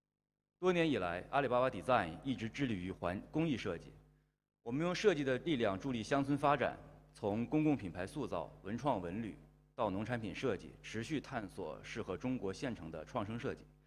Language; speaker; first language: Chinese; native; Chinese